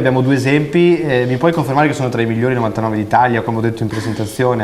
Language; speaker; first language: Italian; native; Italian